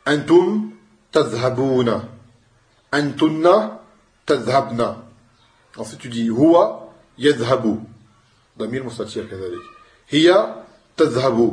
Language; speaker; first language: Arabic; non-native, fluent; French